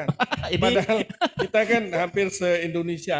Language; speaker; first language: Indonesian; native; Indonesian